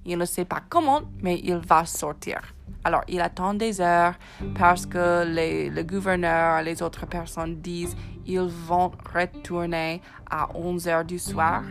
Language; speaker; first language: French; non-native, fluent; English